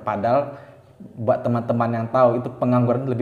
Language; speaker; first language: Indonesian; native; Indonesian